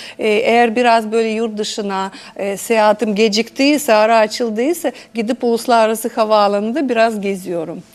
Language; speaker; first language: Turkish; non-native, fluent; Russian